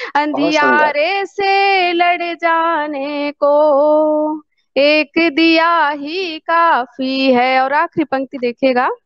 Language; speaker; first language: Hindi; native; Hindi